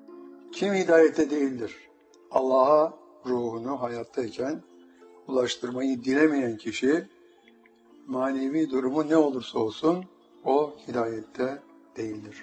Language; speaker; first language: Turkish; native; Turkish